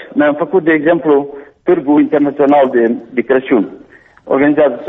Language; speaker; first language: Romanian; native; Romanian